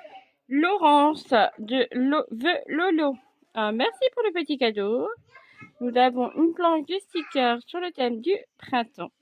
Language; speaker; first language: French; native; French